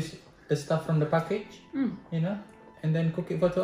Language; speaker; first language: English; non-native, fluent; Indonesian